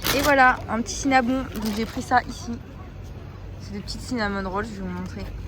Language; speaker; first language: French; early bilingual, other home language; Vietnamese